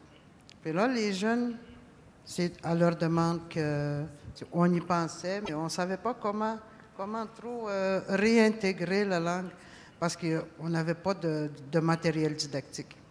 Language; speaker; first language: French; non-native, local second language; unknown